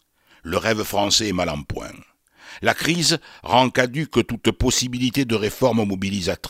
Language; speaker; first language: French; native; French